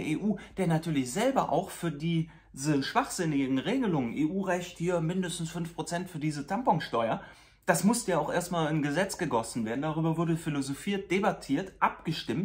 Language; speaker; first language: German; native; German